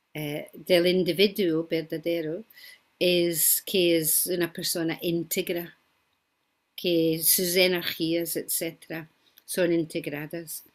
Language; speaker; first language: Spanish; non-native, fluent; English